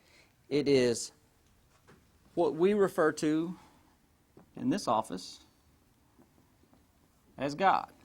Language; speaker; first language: English; native; English